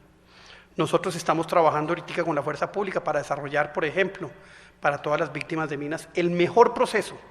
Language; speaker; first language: Spanish; native; Spanish